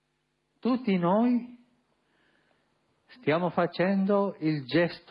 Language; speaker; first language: Italian; non-native, fluent; Spanish